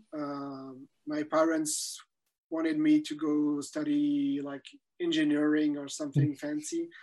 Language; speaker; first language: English; non-native, fluent; French